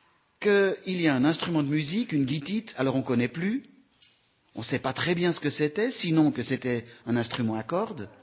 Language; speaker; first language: French; native; French